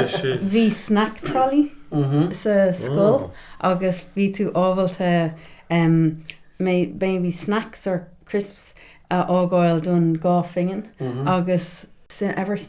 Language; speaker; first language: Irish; non-native, local second language; English